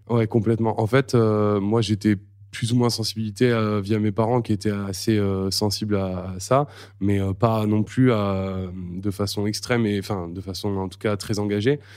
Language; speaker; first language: French; native; French